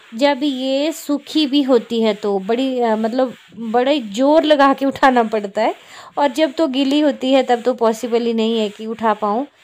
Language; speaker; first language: Hindi; native; Hindi